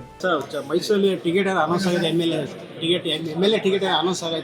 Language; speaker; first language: Kannada; native; Kannada